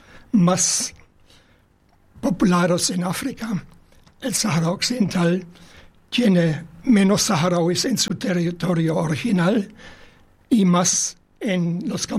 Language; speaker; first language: Spanish; non-native, fluent; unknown